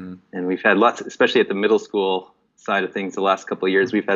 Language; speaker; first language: English; native; English